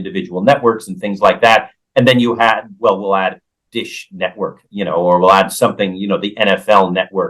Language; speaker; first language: English; native; English